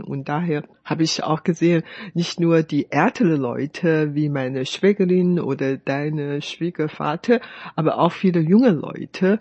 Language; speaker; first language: German; non-native, fluent; Chinese